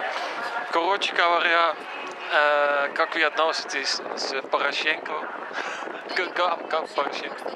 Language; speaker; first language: Russian; non-native, fluent; Dutch